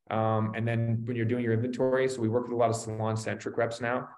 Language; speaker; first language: English; native; English